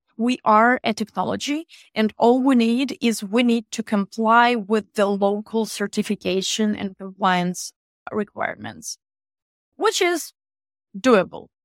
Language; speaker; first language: English; non-native, fluent; Ukrainian